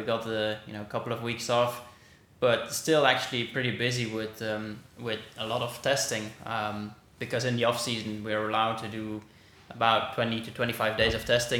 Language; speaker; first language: English; non-native, fluent; Dutch